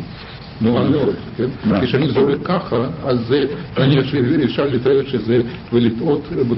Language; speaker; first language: Hebrew; non-native, fluent; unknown